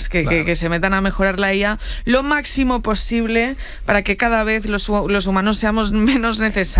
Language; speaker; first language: Spanish; native; Spanish